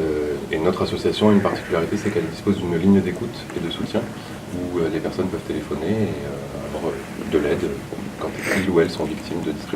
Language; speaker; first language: French; native; French